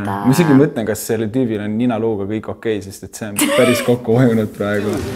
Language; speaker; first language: Estonian; native; Estonian